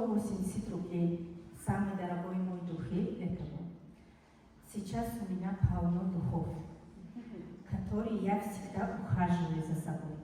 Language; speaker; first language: Russian; non-native, fluent; Tajik